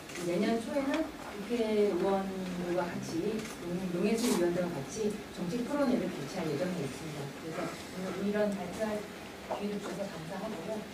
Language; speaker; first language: Korean; native; Korean